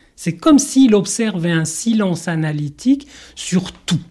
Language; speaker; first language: French; non-native, local second language; Arabic